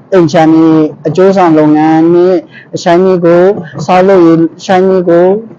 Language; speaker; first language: Burmese; native; Burmese